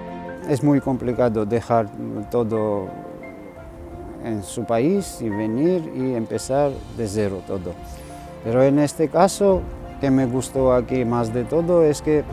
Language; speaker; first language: Spanish; non-native, fluent; Georgian